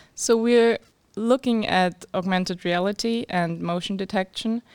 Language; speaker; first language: English; non-native, fluent; German